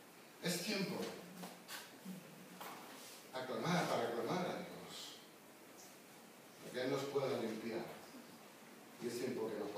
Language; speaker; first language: Spanish; native; Spanish